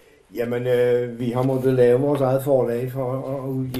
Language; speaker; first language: Danish; native; Danish